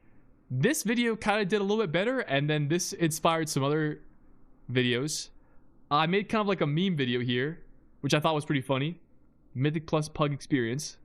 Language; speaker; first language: English; native; English